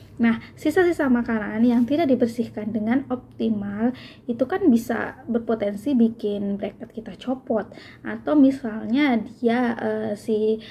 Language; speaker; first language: Indonesian; native; Indonesian